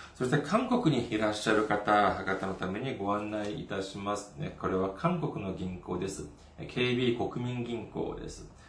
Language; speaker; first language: Japanese; non-native, fluent; Korean